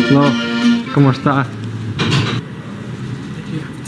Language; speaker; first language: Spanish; non-native, learner; English